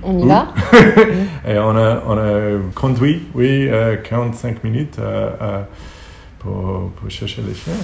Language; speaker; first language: French; non-native, learner; Hebrew